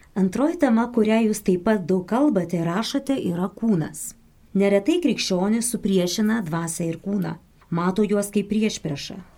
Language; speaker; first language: Lithuanian; native; Lithuanian